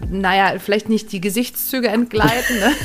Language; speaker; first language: German; native; German